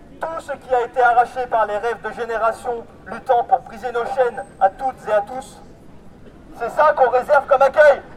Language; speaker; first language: French; native; French